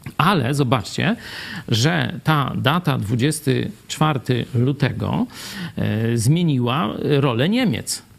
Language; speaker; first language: Polish; native; Polish